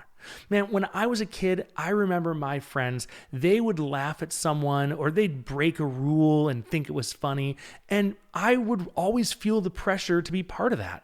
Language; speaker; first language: English; native; English